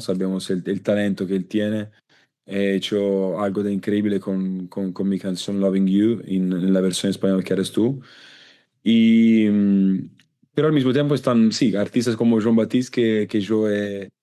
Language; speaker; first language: Spanish; non-native, learner; Italian